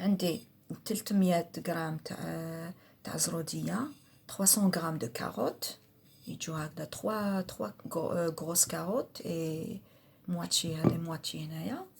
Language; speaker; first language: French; non-native, local second language; Arabic